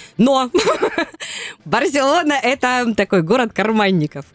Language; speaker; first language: Russian; native; Russian